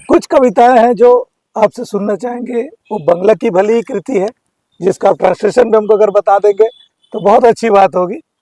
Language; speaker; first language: Hindi; native; Hindi